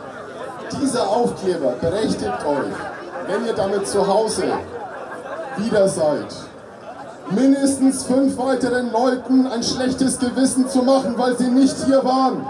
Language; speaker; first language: German; native; German